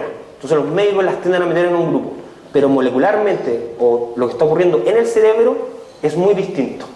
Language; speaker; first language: Spanish; native; Spanish